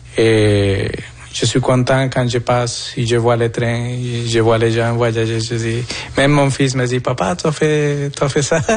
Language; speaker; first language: French; non-native, fluent; Spanish